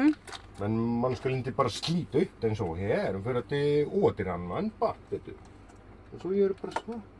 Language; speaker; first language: Swedish; native; Swedish